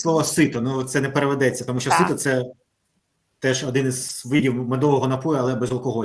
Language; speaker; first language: Ukrainian; native; Ukrainian